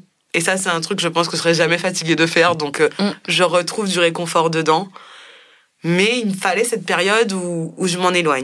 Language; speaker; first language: French; native; French